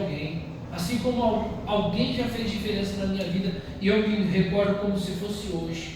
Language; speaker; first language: Portuguese; native; Portuguese